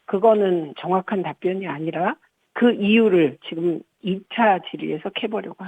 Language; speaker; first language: Korean; native; Korean